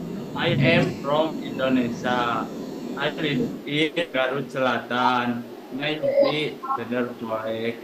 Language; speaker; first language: English; non-native, learner; Indonesian